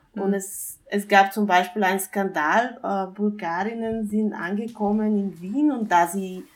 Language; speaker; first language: German; non-native, fluent; Bulgarian